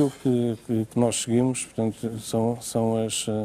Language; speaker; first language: Portuguese; native; Portuguese